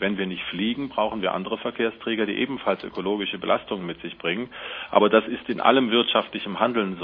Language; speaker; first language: German; native; German